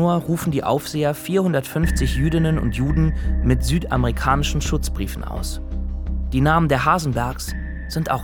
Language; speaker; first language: German; native; German